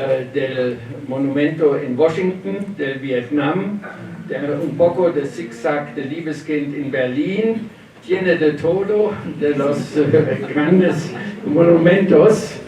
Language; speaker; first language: Spanish; non-native, learner; German